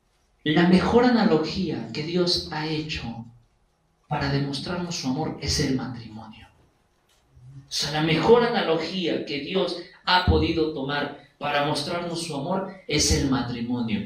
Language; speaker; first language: Spanish; native; Spanish